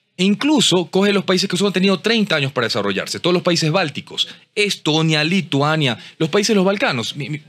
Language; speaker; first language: Spanish; native; Spanish